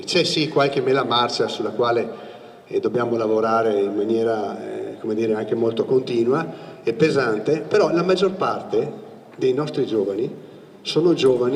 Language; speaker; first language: Italian; native; Italian